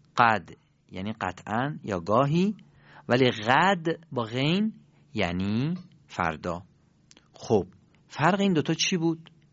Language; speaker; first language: Persian; native; Persian